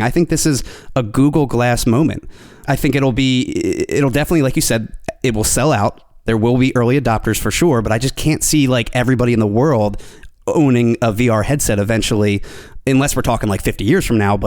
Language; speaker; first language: English; native; English